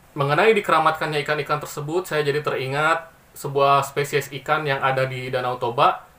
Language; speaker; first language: Indonesian; non-native, local second language; Sundanese